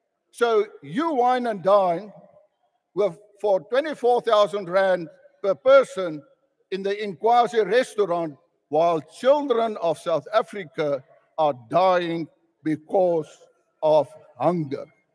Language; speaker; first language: English; non-native, local second language; Afrikaans